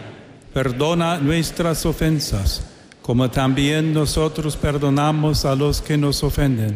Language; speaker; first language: Spanish; non-native, fluent; English